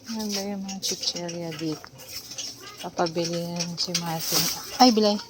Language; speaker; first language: Filipino; native; Filipino